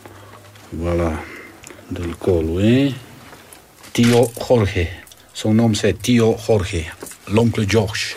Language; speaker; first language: French; non-native, fluent; Quechua